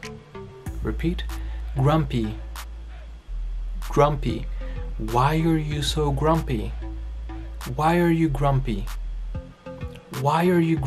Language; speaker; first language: English; non-native, fluent; Portuguese